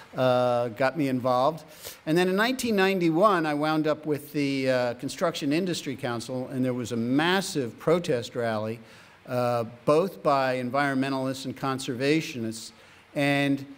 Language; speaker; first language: English; native; English